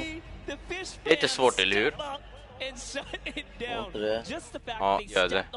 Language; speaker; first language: Swedish; early bilingual, other home language; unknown